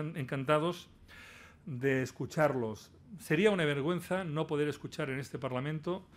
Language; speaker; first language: Spanish; non-native, local second language; Catalan